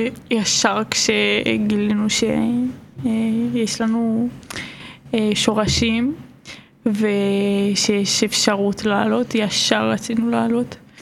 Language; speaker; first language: Hebrew; non-native, fluent; Georgian